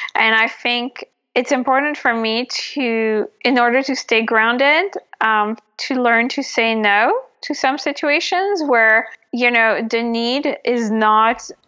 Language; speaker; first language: English; non-native, fluent; French